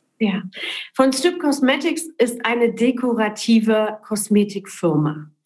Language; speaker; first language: German; early bilingual, other home language; Polish